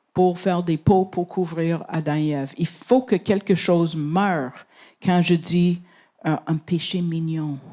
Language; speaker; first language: French; non-native, fluent; English